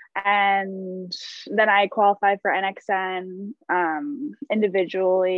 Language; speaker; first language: English; native; English